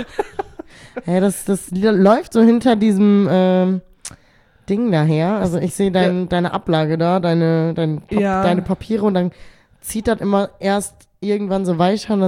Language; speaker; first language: German; native; German